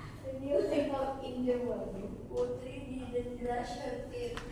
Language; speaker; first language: English; non-native, learner; Indonesian